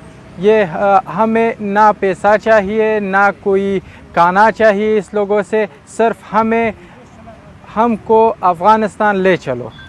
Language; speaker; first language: Hindi; non-native, fluent; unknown